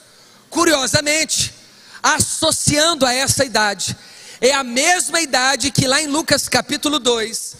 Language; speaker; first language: Portuguese; native; Portuguese